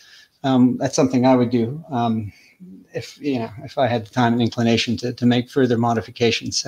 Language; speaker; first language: English; native; English